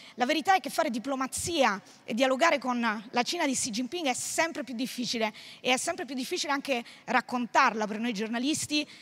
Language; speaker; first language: Italian; native; Italian